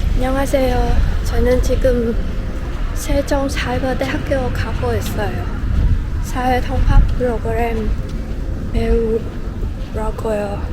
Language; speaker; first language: Korean; non-native, learner; Vietnamese